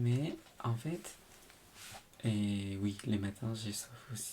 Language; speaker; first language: French; non-native, fluent; Spanish